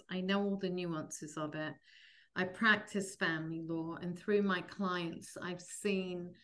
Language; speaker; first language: English; native; English